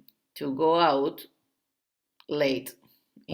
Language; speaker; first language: English; non-native, learner; Spanish